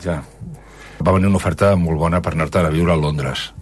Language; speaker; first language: Catalan; native; Catalan